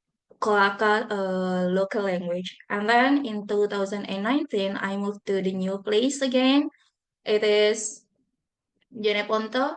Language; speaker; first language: English; non-native, fluent; Buginese